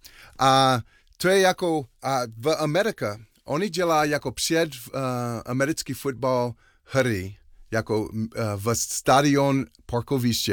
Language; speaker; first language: Czech; non-native, learner; English